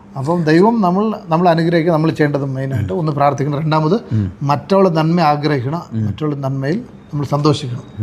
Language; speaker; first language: Malayalam; early bilingual, heritage; Malayalam